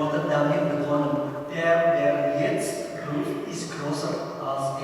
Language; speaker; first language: German; non-native, learner; Indonesian